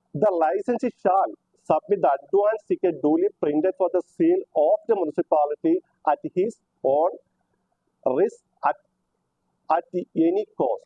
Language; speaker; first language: English; non-native, local second language; Malayalam